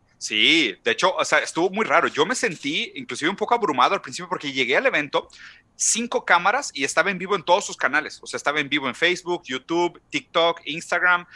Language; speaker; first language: Spanish; non-native, fluent; Portuguese